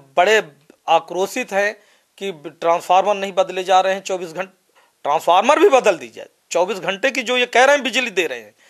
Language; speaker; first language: Hindi; native; Hindi